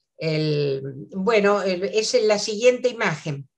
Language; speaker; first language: Spanish; native; Spanish